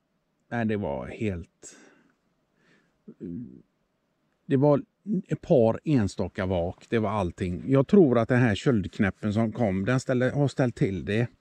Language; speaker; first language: Swedish; native; Swedish